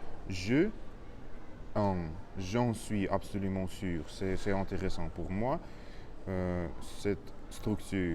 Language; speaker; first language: French; non-native, learner; Russian